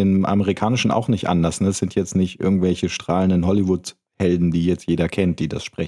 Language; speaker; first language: German; native; German